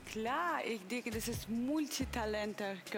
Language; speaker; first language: German; non-native, learner; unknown